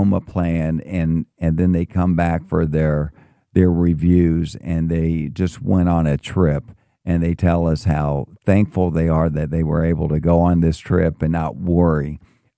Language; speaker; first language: English; native; English